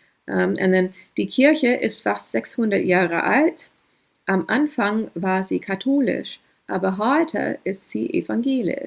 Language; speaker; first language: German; non-native, fluent; English